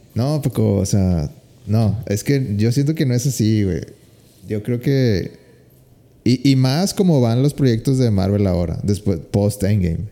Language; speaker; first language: Spanish; native; Spanish